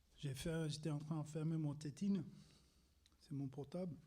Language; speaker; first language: French; non-native, fluent; English